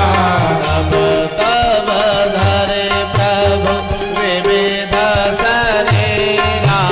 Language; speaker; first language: Hindi; native; Hindi